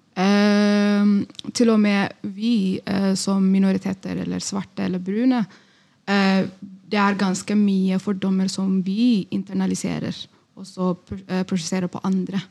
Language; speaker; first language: Norwegian; non-native, fluent; Amharic